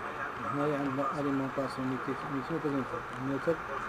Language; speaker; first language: Arabic; native; Arabic